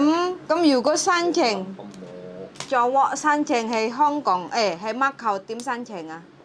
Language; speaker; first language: Cantonese; non-native, learner; Javanese